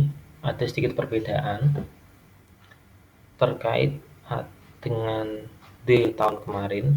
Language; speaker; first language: Indonesian; native; Indonesian